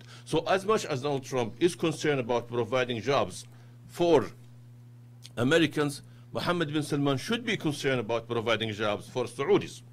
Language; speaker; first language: English; non-native, fluent; Arabic